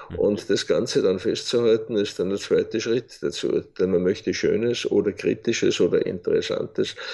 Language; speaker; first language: German; native; German